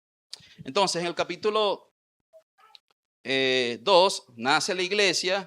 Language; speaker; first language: Spanish; native; Spanish